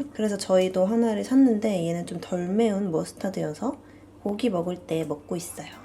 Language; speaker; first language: Korean; native; Korean